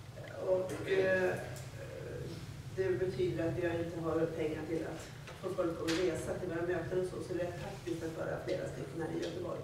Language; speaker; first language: Swedish; native; Swedish